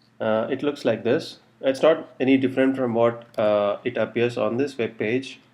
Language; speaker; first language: English; non-native, local second language; Telugu